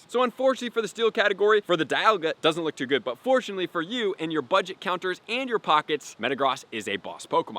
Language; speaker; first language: English; native; English